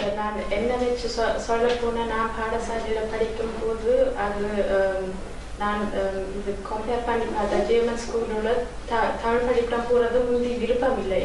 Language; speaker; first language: Tamil; early bilingual, heritage; Tamil